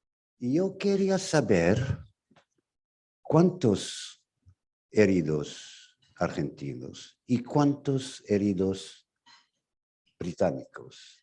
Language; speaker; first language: Spanish; non-native, fluent; English